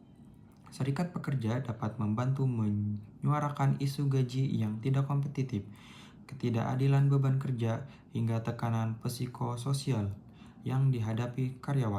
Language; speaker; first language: Indonesian; native; Indonesian